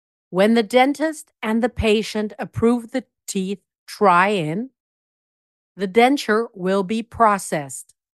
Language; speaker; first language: English; non-native, fluent; German